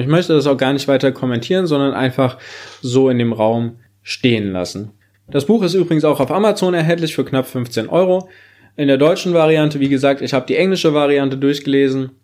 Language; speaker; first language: German; native; German